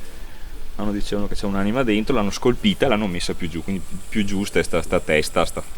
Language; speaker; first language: Italian; native; Italian